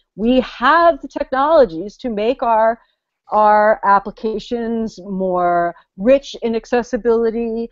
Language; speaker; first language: English; native; English